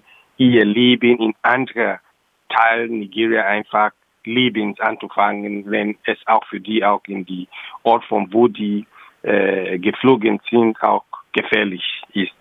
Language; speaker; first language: German; non-native, local second language; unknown